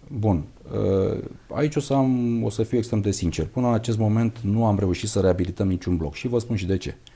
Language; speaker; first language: Romanian; native; Romanian